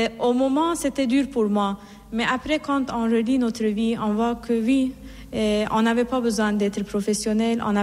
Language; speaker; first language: French; non-native, fluent; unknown